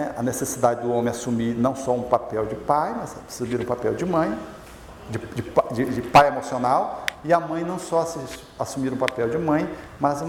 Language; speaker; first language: Portuguese; native; Portuguese